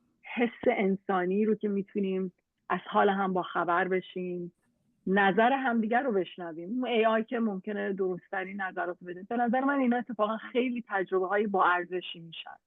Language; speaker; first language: Persian; native; Persian